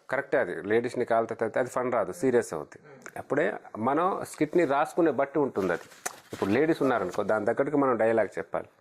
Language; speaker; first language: Telugu; non-native, local second language; Lambadi